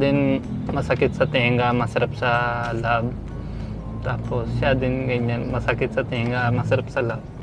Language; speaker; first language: Filipino; non-native, learner; Punjabi